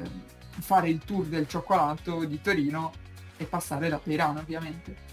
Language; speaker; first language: Italian; native; Italian